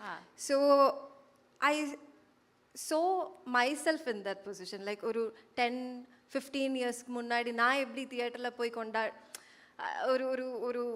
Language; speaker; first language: Tamil; non-native, fluent; Malayalam